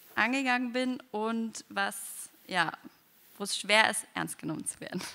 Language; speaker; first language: German; native; German